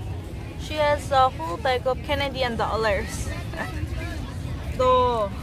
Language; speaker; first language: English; non-native, learner; Korean